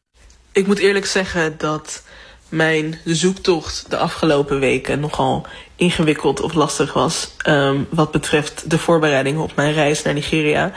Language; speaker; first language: Dutch; native; Dutch